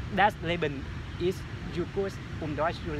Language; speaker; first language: German; non-native, learner; Vietnamese